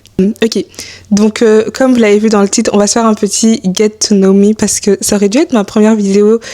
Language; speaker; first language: French; early bilingual, other home language; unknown